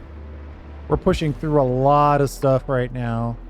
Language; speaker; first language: English; native; English